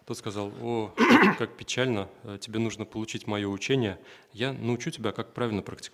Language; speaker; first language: Russian; native; Russian